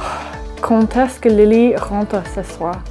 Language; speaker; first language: French; non-native, learner; English